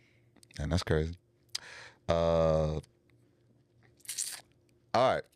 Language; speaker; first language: English; native; English